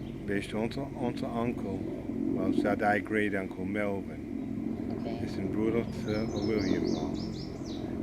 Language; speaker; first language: German; early bilingual, heritage; Pennsylvania German